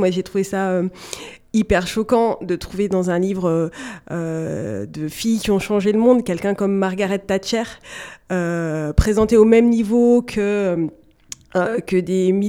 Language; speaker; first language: French; native; French